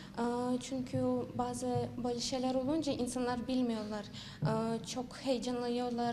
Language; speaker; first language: Turkish; non-native, fluent; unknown